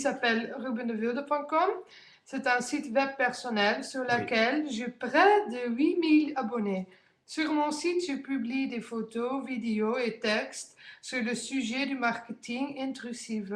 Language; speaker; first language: French; non-native, fluent; Dutch